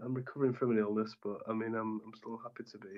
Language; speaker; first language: English; native; English